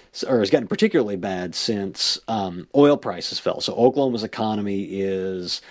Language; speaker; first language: English; native; English